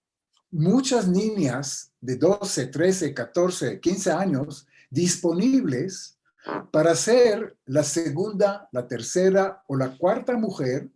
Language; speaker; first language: Spanish; non-native, fluent; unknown